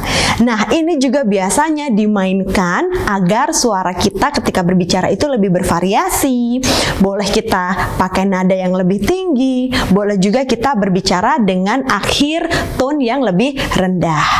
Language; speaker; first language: Indonesian; native; Indonesian